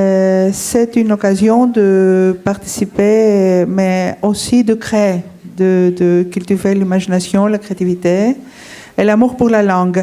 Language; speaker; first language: French; non-native, fluent; Greek